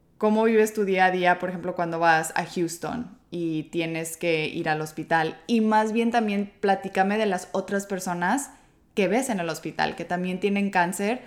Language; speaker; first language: Spanish; early bilingual, heritage; Spanish